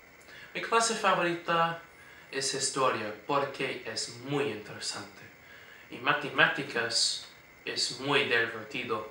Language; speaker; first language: Spanish; non-native, learner; English